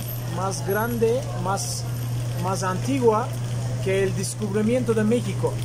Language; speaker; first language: Spanish; non-native, fluent; Turkish